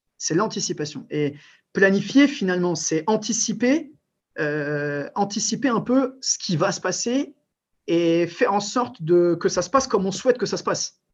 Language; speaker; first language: French; early bilingual, other home language; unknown